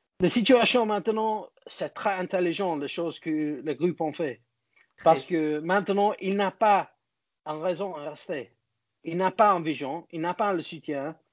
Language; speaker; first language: French; non-native, learner; English